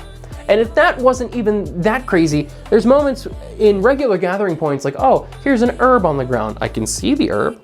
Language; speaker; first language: English; native; English